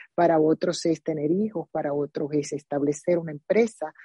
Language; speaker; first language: Spanish; native; Spanish